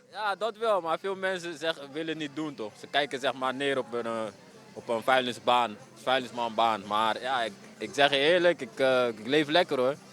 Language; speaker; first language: Dutch; non-native, fluent; English